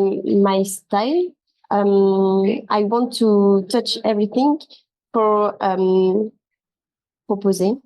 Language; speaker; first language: English; non-native, learner; French